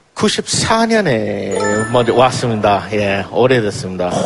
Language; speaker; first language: Korean; non-native, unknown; English